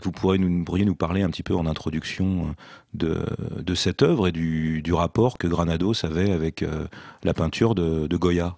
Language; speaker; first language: French; native; French